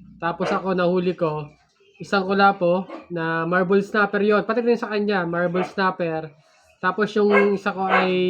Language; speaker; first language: Filipino; native; Filipino